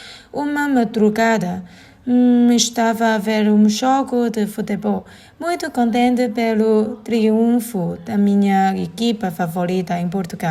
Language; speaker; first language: Portuguese; non-native, learner; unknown